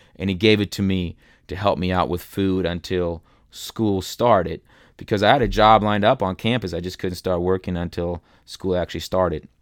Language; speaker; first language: English; early bilingual, other home language; German